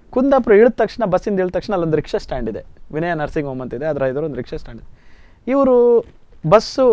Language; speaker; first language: Kannada; native; Kannada